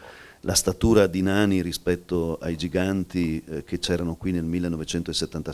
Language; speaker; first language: Italian; native; Italian